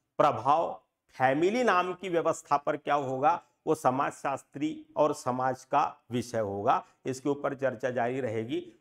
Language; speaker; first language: Hindi; non-native, local second language; Marathi